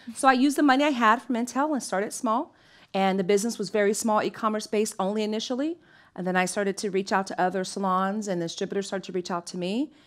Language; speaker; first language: English; native; English